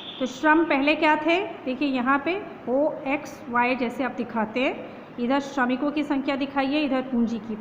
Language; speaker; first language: Hindi; native; Hindi